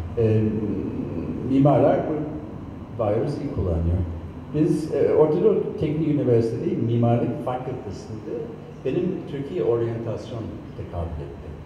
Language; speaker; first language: Turkish; non-native, fluent; English